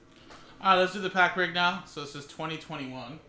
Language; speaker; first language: English; native; English